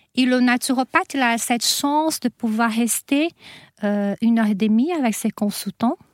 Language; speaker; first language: French; non-native, fluent; Portuguese